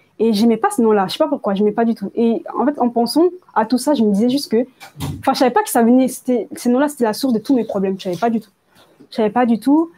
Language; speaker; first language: French; early bilingual, other home language; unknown